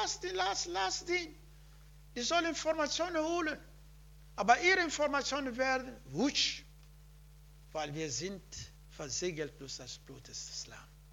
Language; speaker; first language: German; non-native, learner; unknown